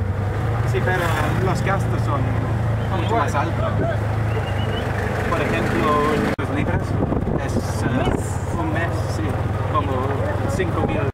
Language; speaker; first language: Spanish; non-native, learner; English